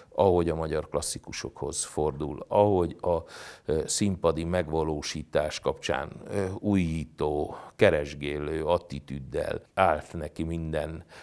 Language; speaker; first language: Hungarian; native; Hungarian